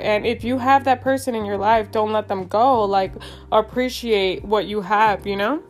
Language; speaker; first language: English; early bilingual, other home language; Spanish